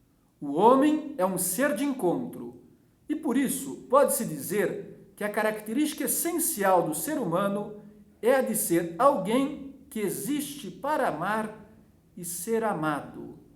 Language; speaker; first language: Portuguese; native; Portuguese